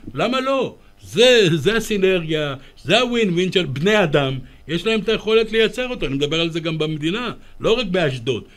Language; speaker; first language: Hebrew; early bilingual, other home language; Romanian